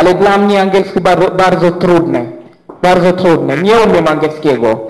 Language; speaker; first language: Polish; non-native, learner; Swahili